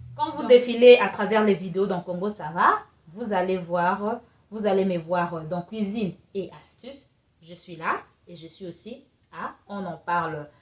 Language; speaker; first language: French; non-native, local second language; Lingala